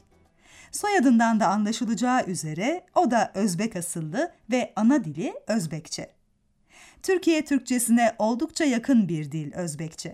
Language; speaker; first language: Turkish; native; Turkish